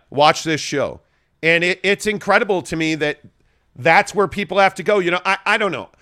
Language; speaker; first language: English; native; English